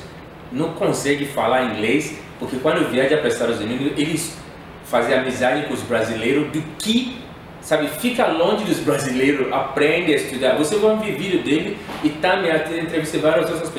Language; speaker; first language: Portuguese; non-native, fluent; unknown